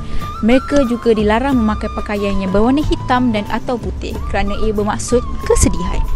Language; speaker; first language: Malay; native; Malay